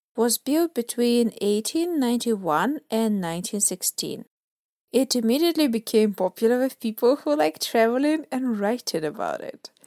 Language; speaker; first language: English; non-native, fluent; Russian